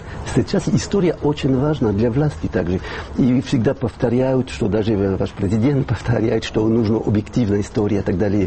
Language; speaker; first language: Russian; non-native, fluent; French